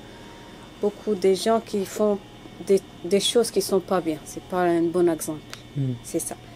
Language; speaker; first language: French; non-native, learner; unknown